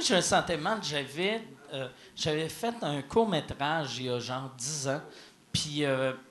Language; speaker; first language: French; native; French